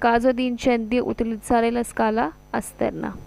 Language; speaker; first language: Italian; non-native, fluent; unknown